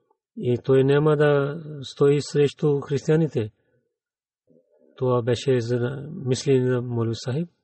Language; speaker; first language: Bulgarian; non-native, learner; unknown